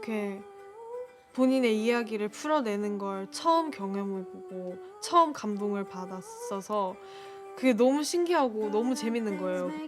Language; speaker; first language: Korean; early bilingual, heritage; Korean